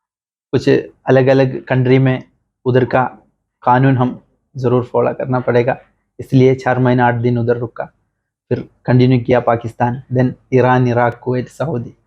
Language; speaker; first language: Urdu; non-native, local second language; Malayalam